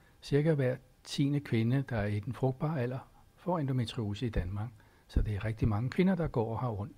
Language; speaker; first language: Danish; native; Danish